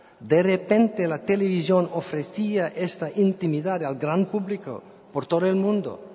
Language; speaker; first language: Spanish; non-native, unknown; English